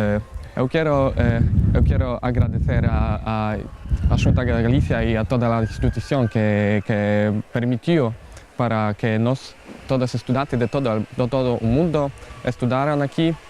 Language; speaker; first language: Portuguese; non-native, learner; Polish